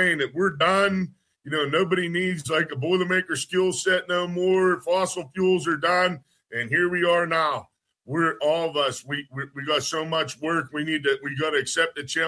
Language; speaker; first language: English; native; English